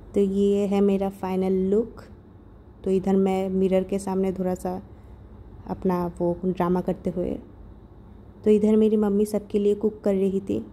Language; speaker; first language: Hindi; non-native, local second language; Bangla